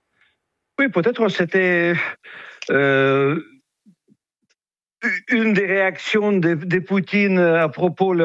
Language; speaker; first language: French; non-native, fluent; Russian